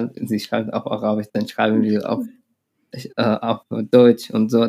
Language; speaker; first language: German; non-native, learner; Arabic